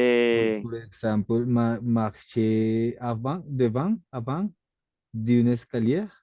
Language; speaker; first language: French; non-native, learner; Spanish